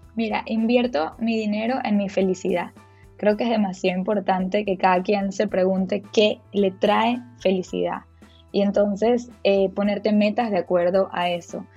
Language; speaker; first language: Spanish; native; Spanish